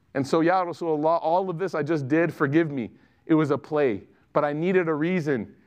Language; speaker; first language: English; native; English